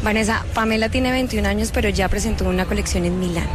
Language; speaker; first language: Spanish; native; Spanish